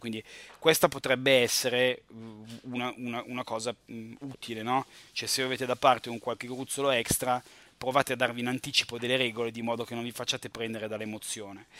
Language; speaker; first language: Italian; native; Italian